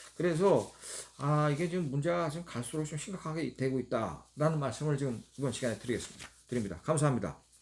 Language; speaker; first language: Korean; native; Korean